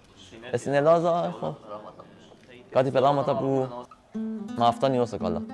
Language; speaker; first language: Greek; non-native, learner; Persian